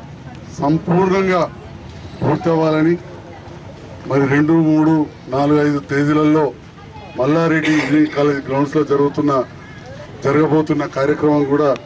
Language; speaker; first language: Telugu; native; Telugu